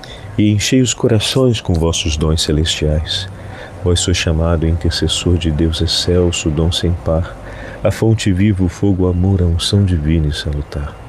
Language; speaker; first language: Portuguese; native; Portuguese